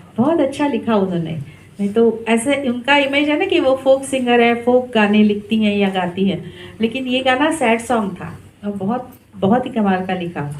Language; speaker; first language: Hindi; non-native, local second language; Marathi